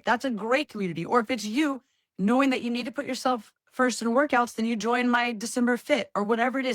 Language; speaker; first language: English; native; English